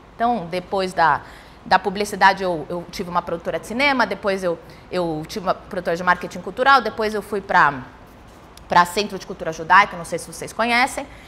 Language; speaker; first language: Portuguese; early bilingual, other home language; Spanish